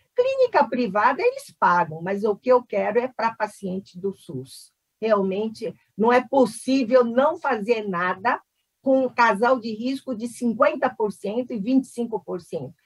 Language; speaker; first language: Portuguese; early bilingual, other home language; Korean